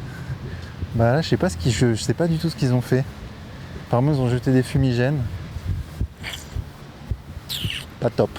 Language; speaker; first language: French; native; French